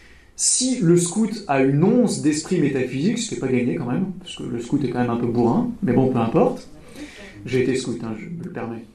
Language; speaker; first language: French; native; French